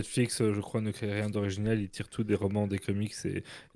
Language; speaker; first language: French; native; French